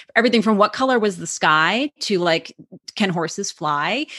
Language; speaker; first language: English; native; English